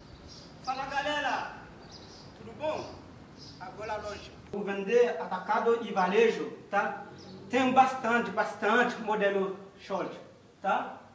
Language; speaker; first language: Portuguese; non-native, learner; Haitian Creole